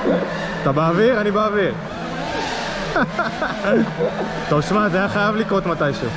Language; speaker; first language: Hebrew; native; Hebrew